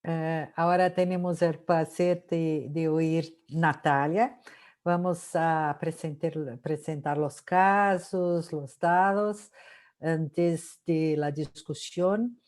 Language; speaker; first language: Spanish; non-native, fluent; Portuguese